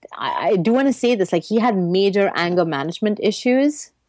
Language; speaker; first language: English; native; English